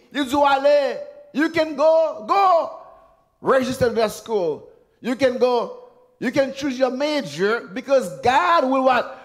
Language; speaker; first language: English; non-native, fluent; Haitian Creole